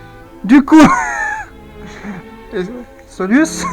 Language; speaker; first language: French; native; French